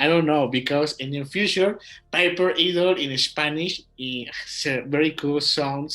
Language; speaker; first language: English; non-native, learner; Spanish